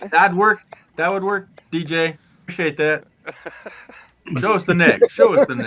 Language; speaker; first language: English; native; English